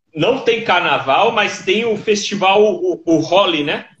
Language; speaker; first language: Portuguese; native; Portuguese